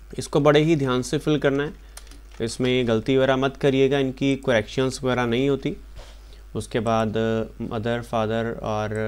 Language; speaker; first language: Hindi; non-native, local second language; Punjabi